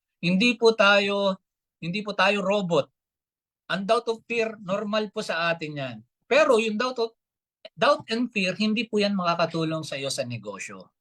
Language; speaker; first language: Filipino; native; Filipino